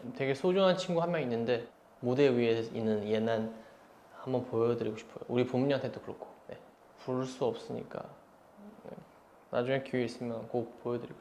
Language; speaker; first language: Korean; non-native, fluent; Chinese